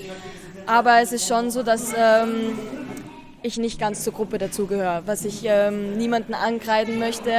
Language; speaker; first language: German; native; German